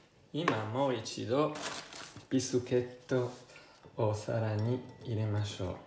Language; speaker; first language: Japanese; non-native, learner; Italian